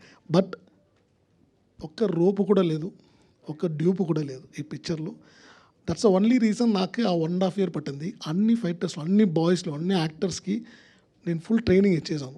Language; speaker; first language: Telugu; non-native, learner; Tamil